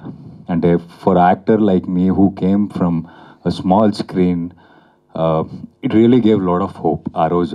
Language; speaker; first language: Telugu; non-native, fluent; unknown